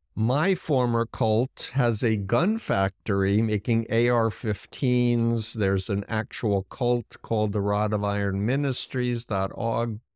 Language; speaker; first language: English; native; English